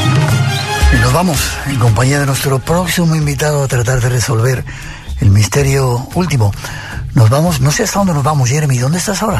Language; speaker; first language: Spanish; native; Spanish